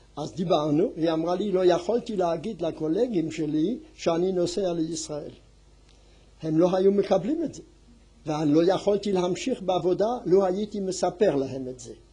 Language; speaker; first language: Hebrew; non-native, fluent; French